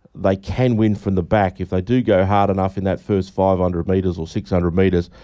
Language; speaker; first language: English; native; English